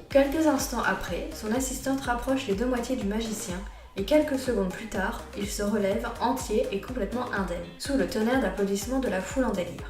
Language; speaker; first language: French; native; French